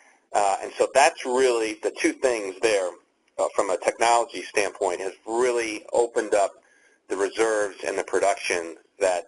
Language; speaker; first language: English; native; English